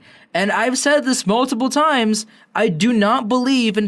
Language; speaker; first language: English; native; English